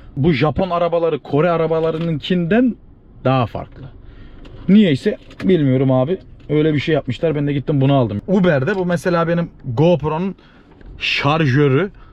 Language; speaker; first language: Turkish; native; Turkish